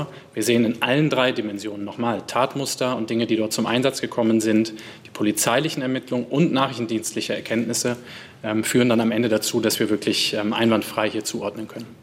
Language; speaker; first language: German; native; German